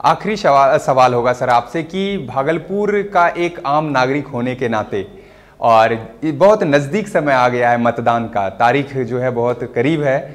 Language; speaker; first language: Hindi; native; Hindi